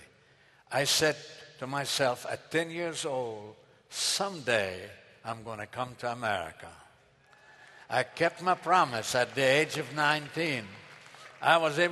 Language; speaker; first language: English; non-native, fluent; Arabic